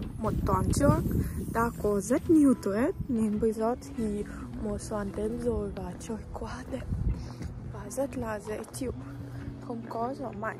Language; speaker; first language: Vietnamese; non-native, learner; Russian